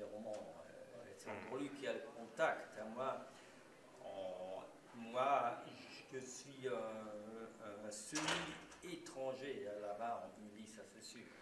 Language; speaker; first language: French; non-native, local second language; German